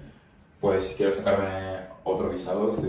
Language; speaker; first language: Spanish; native; Spanish